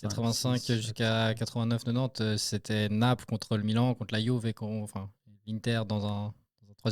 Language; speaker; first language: French; native; French